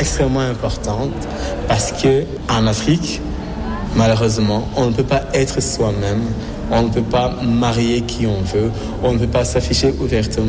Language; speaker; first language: French; non-native, local second language; Kinyarwanda